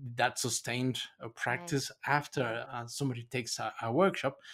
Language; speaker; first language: English; non-native, fluent; Spanish